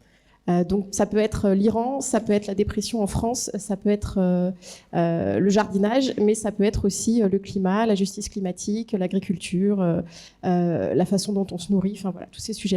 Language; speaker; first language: French; native; French